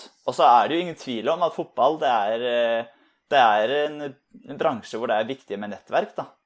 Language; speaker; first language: Norwegian; native; Norwegian